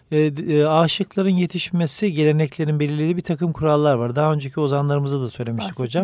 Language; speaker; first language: Turkish; native; Turkish